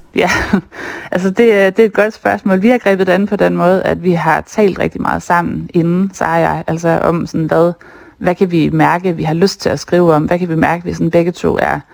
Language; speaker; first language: Danish; native; Danish